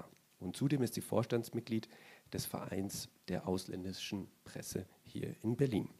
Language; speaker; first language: German; native; German